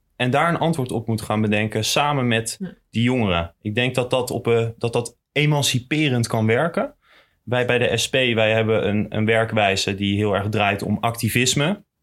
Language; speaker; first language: Dutch; native; Dutch